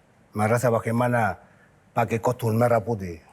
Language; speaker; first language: Indonesian; non-native, fluent; Spanish